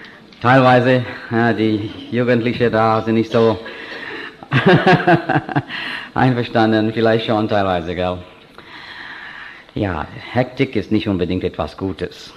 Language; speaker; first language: German; non-native, fluent; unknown